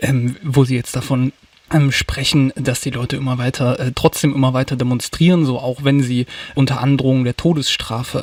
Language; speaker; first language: German; native; German